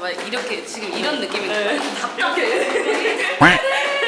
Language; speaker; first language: Korean; native; Korean